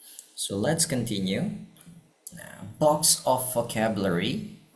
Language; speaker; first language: English; non-native, fluent; Indonesian